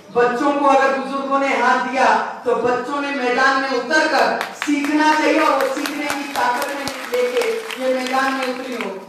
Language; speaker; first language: Hindi; non-native, local second language; Marathi